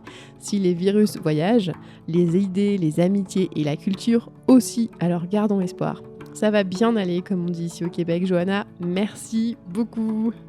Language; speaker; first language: French; native; French